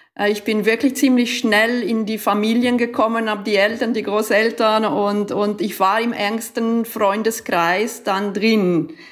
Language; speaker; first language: German; non-native, local second language; Italian